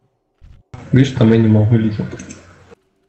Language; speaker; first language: Russian; native; Russian